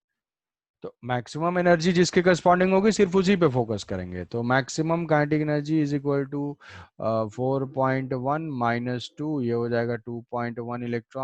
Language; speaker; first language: Hindi; native; Hindi